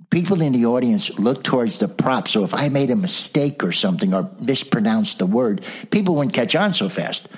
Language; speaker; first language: English; native; English